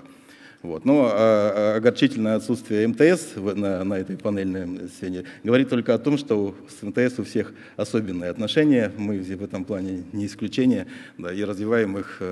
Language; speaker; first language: Russian; native; Russian